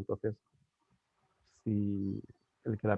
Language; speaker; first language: Spanish; native; Spanish